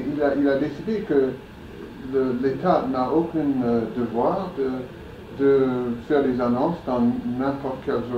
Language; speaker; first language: French; non-native, fluent; English